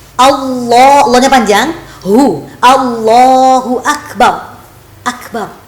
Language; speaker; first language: Indonesian; non-native, local second language; Javanese